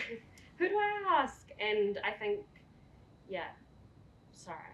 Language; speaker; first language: English; native; English